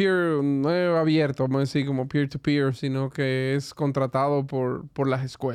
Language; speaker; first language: Spanish; native; Spanish